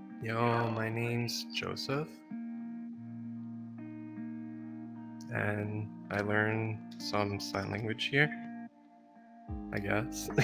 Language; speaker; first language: English; non-native, learner; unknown